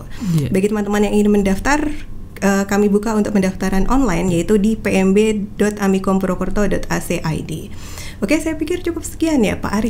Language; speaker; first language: Indonesian; native; Indonesian